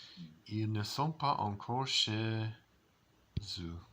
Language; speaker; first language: French; non-native, learner; English